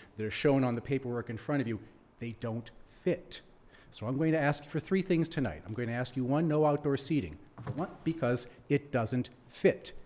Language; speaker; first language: English; native; English